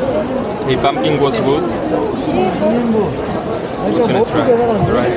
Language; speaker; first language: English; non-native, fluent; Spanish